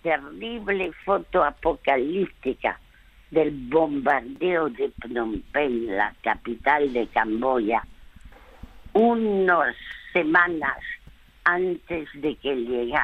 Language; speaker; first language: Spanish; early bilingual, other home language; French